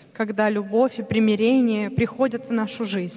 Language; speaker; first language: Russian; native; Russian